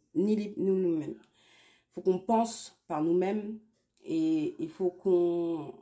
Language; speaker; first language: French; native; French